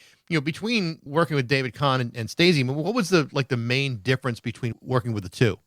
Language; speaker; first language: English; native; English